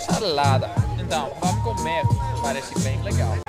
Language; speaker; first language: Portuguese; non-native, learner; Greek